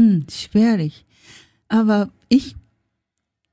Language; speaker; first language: German; non-native, learner; Japanese